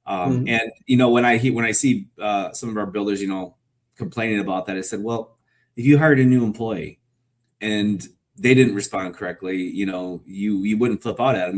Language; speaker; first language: English; native; English